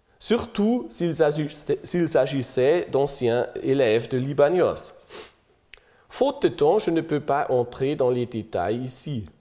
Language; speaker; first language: French; non-native, fluent; German